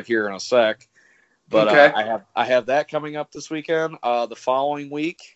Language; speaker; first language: English; native; English